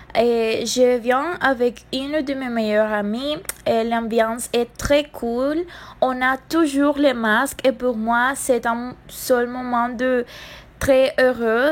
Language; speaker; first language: French; non-native, learner; Spanish